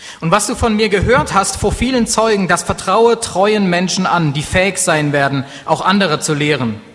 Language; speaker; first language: German; native; German